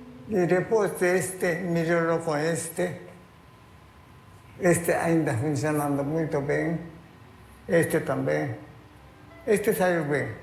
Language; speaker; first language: Portuguese; non-native, learner; Japanese